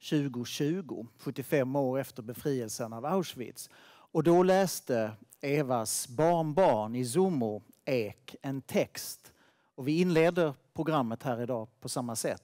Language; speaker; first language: Swedish; native; Swedish